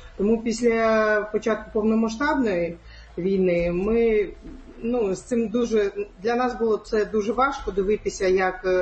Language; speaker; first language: Ukrainian; non-native, local second language; Crimean Tatar